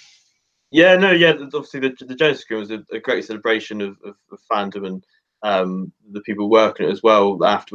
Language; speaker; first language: English; native; English